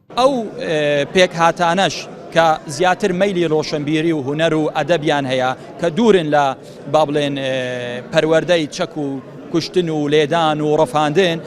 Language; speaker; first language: Central Kurdish; non-native, local second language; Assyrian Neo-Aramaic